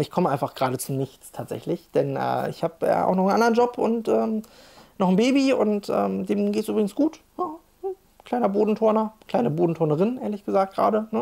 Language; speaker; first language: German; native; German